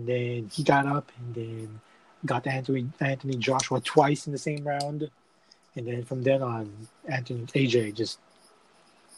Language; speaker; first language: English; non-native, local second language; Filipino